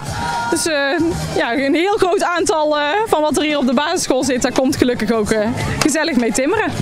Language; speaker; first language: Dutch; native; Dutch